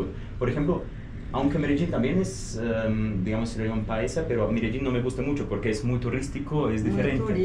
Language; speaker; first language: Spanish; non-native, fluent; Russian